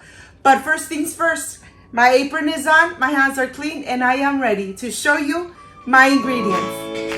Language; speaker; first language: English; non-native, fluent; Spanish